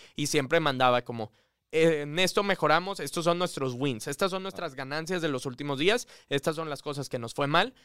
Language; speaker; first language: Spanish; native; Spanish